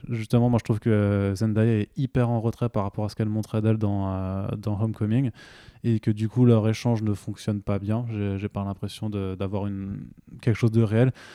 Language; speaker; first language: French; native; French